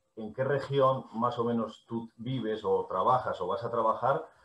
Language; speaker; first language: Spanish; native; Spanish